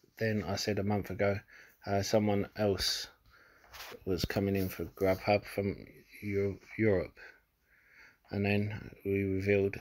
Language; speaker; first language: English; native; English